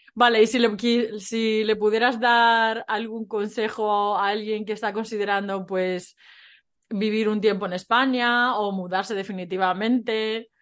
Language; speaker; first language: Spanish; native; Spanish